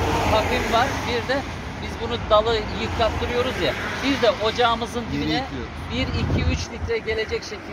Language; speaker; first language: Turkish; native; Turkish